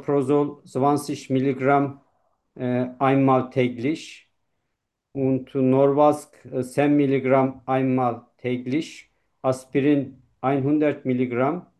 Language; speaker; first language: German; non-native, learner; Turkish